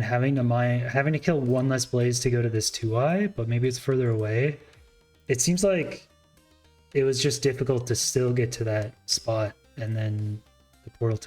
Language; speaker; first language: English; native; English